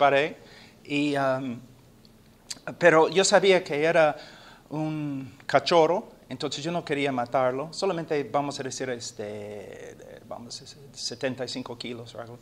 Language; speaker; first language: Spanish; non-native, fluent; English